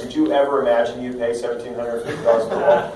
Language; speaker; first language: English; native; English